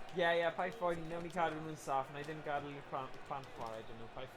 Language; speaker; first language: Welsh; native; Welsh